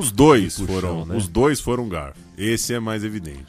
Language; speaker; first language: Portuguese; native; Portuguese